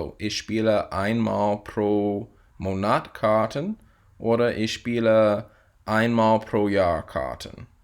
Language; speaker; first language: German; non-native, fluent; English